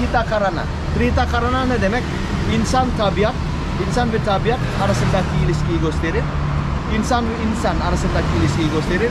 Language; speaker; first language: Turkish; non-native, learner; Indonesian